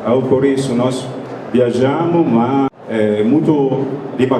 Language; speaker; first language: Portuguese; non-native, fluent; Italian